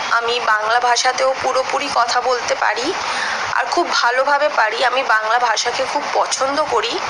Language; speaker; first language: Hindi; non-native, local second language; Bangla